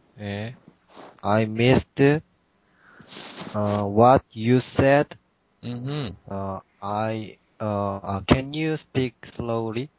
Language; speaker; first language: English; non-native, learner; Korean